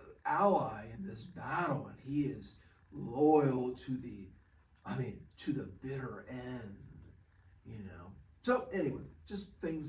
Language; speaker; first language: English; native; English